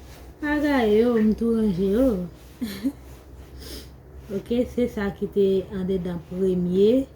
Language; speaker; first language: French; non-native, learner; Haitian Creole